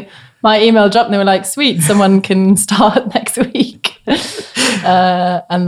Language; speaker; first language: English; native; English